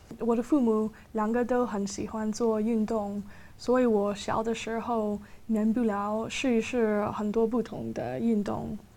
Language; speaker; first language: Chinese; non-native, fluent; English